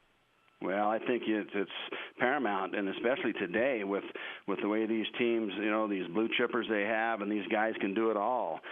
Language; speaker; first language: English; native; English